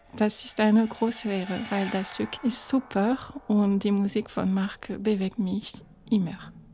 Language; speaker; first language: German; non-native, fluent; French